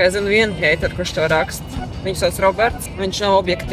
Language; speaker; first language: Latvian; native; Latvian